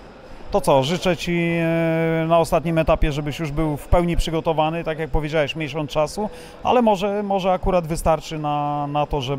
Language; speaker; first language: Polish; native; Polish